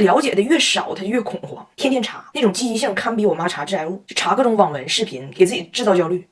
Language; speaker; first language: Chinese; native; Chinese